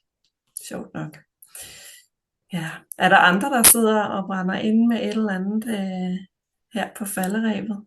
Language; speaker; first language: Danish; native; Danish